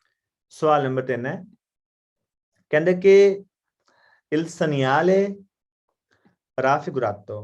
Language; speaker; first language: Italian; non-native, learner; Punjabi